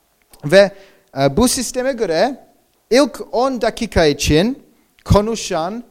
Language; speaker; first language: Turkish; non-native, fluent; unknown